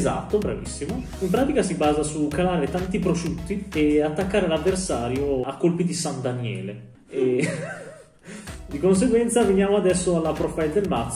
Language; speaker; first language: Italian; native; Italian